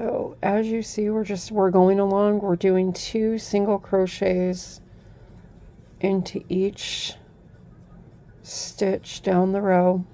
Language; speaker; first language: English; native; English